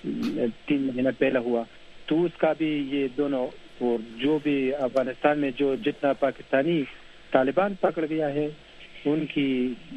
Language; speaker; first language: Hindi; non-native, fluent; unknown